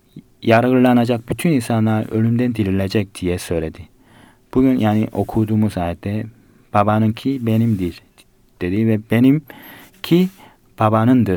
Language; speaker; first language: Turkish; non-native, fluent; Korean